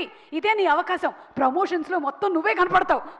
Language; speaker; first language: Telugu; native; Telugu